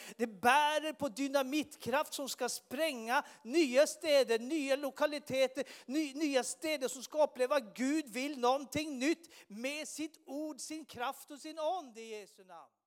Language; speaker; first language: Swedish; native; Swedish